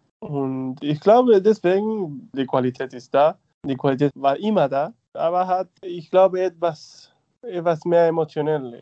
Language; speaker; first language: German; non-native, fluent; Spanish